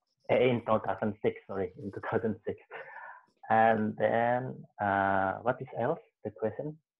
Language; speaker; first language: English; non-native, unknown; Javanese